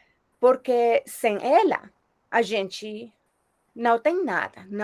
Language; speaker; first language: Portuguese; non-native, fluent; Spanish